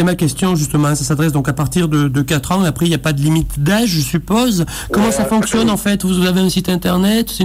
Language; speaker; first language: French; native; French